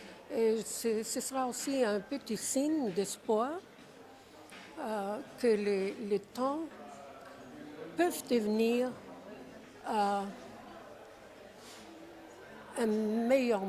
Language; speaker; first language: French; non-native, fluent; Czech